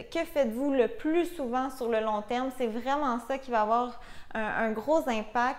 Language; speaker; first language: French; native; French